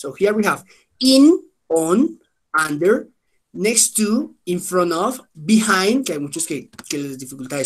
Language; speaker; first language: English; non-native, fluent; Spanish